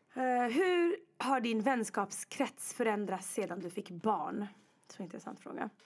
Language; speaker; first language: Swedish; early bilingual, other home language; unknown